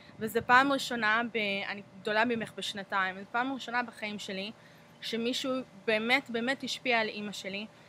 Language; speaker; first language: Hebrew; early bilingual, heritage; Hebrew